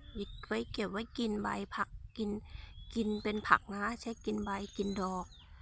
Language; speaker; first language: Thai; non-native, local second language; Khmer